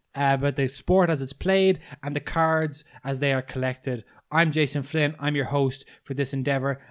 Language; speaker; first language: English; native; English